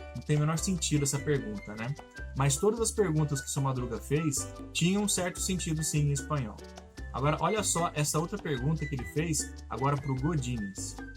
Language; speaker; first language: Portuguese; native; Portuguese